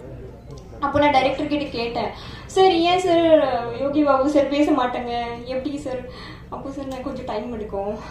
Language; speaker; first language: Tamil; non-native, learner; Bangla